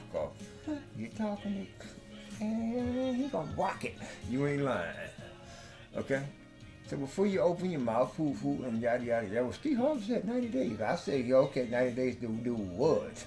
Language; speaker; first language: English; native; English